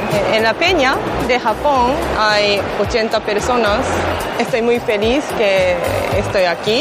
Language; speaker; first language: Spanish; non-native, learner; Japanese